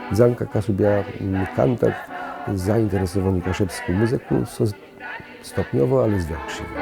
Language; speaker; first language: Polish; native; Polish